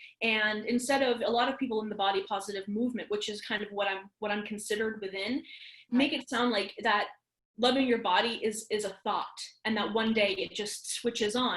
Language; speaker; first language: English; native; English